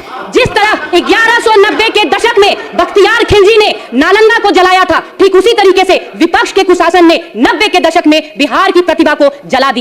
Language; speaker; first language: Hindi; native; Hindi